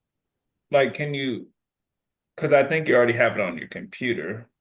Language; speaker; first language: English; native; English